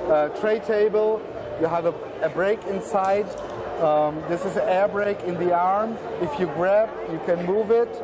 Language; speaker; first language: English; non-native, fluent; German